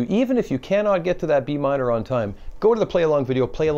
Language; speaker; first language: English; native; English